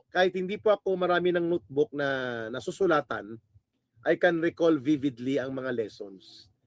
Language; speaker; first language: Filipino; non-native, local second language; Hiligaynon